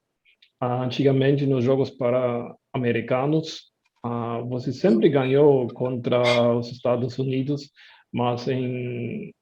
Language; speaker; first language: Portuguese; non-native, fluent; German